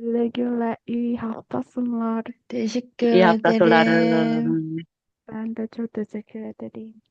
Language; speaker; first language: Turkish; non-native, learner; Korean